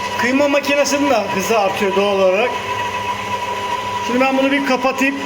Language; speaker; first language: Turkish; native; Turkish